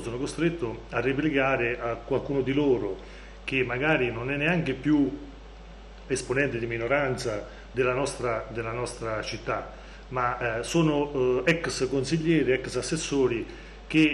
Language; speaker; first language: Italian; native; Italian